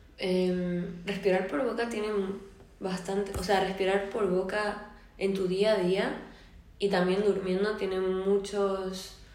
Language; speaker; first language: Spanish; native; Spanish